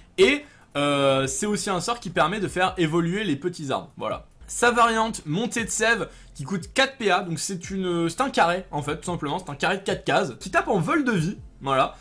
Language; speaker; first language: French; native; French